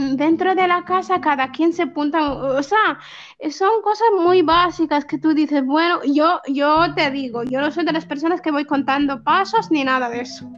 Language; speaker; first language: Spanish; early bilingual, other home language; Arabic